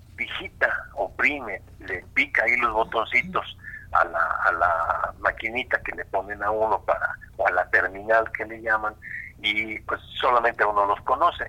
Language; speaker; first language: Spanish; native; Spanish